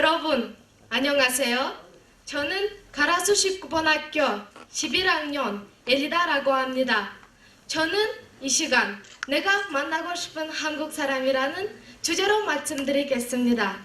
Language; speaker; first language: Korean; non-native, learner; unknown